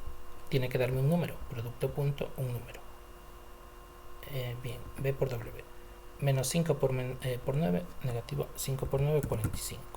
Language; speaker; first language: Spanish; native; Spanish